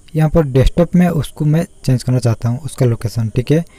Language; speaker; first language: Hindi; native; Hindi